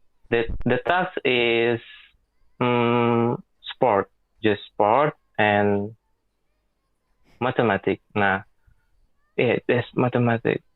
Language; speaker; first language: English; non-native, learner; Indonesian